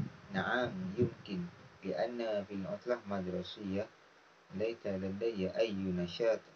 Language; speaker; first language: Arabic; non-native, learner; Malay